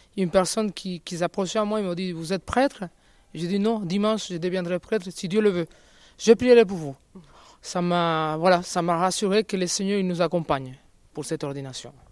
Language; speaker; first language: French; non-native, fluent; Spanish